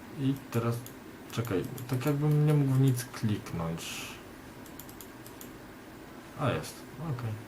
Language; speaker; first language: Polish; native; Polish